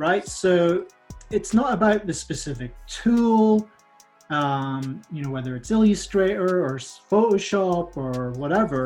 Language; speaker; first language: English; native; English